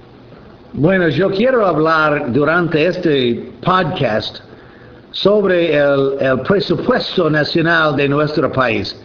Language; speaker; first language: Spanish; non-native, fluent; English